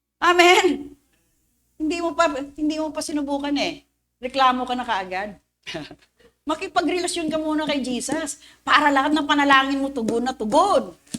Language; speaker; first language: Filipino; non-native, local second language; Cebuano